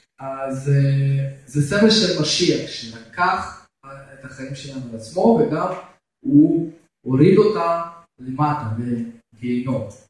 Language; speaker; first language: Hebrew; non-native, fluent; Russian